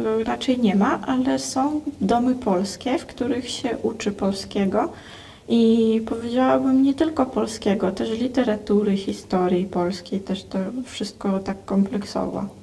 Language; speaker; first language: Polish; non-native, fluent; Russian